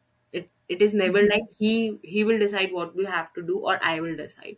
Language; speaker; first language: English; non-native, local second language; Hindi